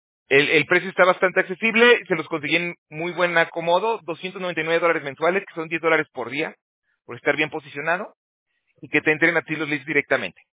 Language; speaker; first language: Spanish; native; Spanish